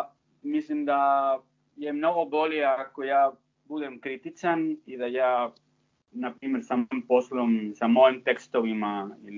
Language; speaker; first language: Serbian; non-native, fluent; Spanish